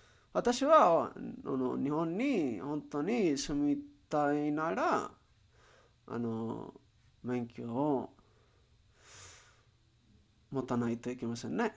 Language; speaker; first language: Japanese; non-native, learner; Spanish